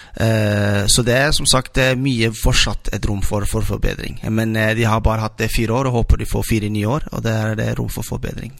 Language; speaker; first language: Norwegian; non-native, fluent; Somali